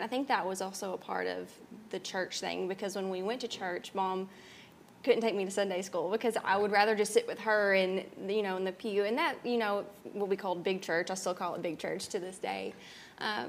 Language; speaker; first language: English; native; English